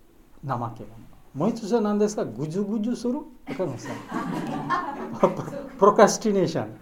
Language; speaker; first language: Japanese; non-native, learner; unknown